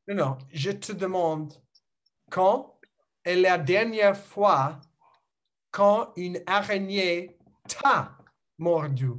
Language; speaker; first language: French; non-native, learner; English